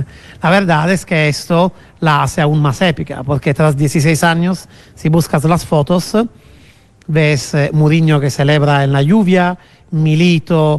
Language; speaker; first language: Spanish; non-native, fluent; Italian